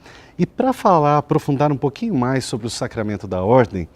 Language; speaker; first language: Portuguese; native; Portuguese